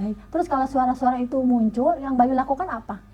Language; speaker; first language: Indonesian; native; Indonesian